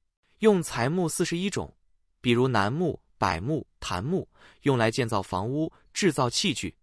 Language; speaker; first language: Chinese; native; Chinese